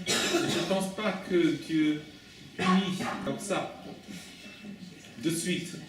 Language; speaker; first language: French; non-native, fluent; English